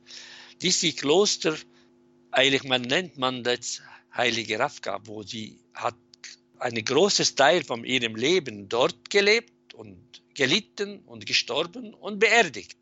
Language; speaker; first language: German; non-native, fluent; Arabic